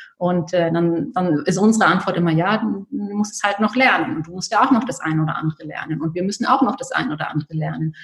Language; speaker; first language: German; native; German